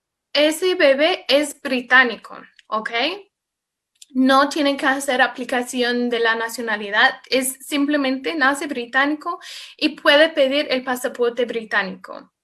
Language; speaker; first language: Spanish; non-native, fluent; English